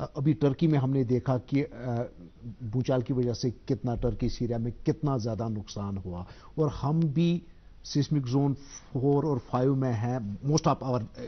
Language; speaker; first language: Hindi; non-native, local second language; Kashmiri